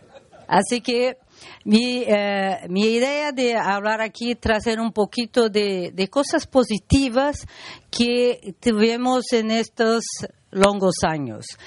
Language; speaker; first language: Spanish; non-native, learner; Portuguese